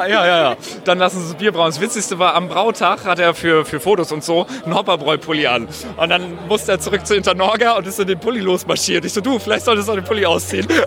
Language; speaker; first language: German; native; German